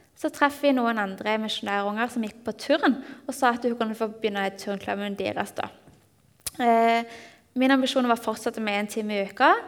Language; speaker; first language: Norwegian; native; Norwegian